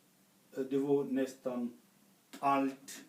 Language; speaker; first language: Swedish; non-native, fluent; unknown